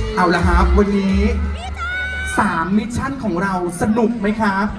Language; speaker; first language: Thai; native; Thai